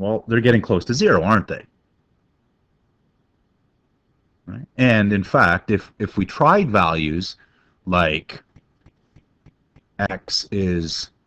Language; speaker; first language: English; native; English